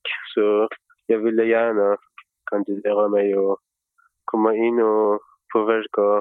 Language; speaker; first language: Swedish; non-native, fluent; Persian